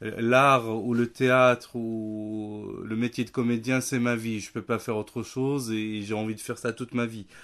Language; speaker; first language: French; non-native, local second language; Riffian